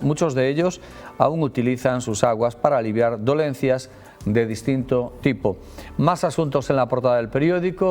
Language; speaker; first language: Spanish; native; Spanish